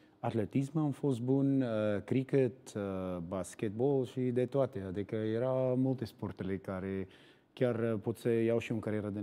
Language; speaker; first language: Romanian; non-native, learner; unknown